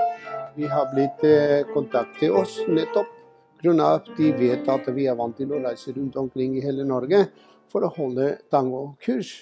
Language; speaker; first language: Norwegian; non-native, fluent; Spanish